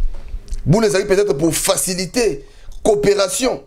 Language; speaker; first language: French; non-native, local second language; Lingala